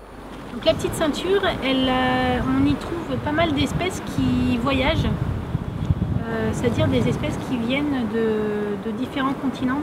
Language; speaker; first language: French; native; French